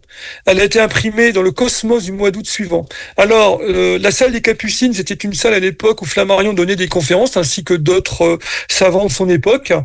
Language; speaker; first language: French; native; French